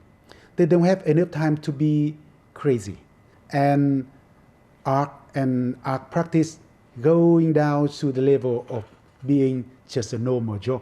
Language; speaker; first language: English; non-native, fluent; Vietnamese